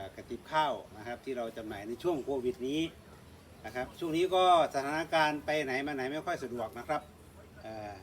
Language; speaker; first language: Thai; native; Thai